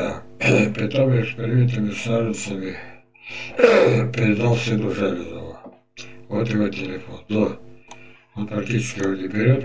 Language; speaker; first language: Russian; native; Russian